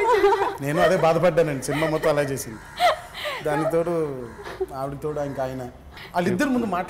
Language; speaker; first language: Telugu; native; Telugu